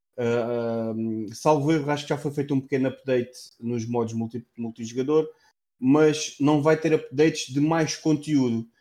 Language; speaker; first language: Portuguese; native; Portuguese